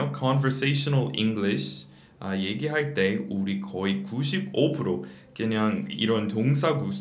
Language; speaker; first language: Korean; non-native, fluent; English